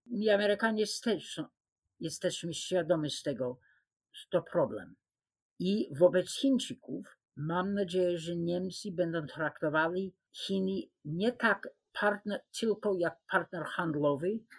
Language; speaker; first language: Polish; non-native, fluent; English